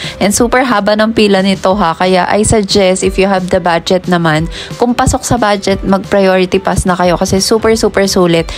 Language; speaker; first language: Filipino; native; Filipino